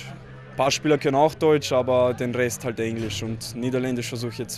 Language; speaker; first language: German; early bilingual, other home language; Croatian